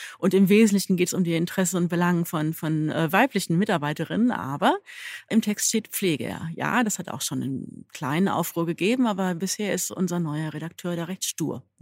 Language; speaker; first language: German; native; German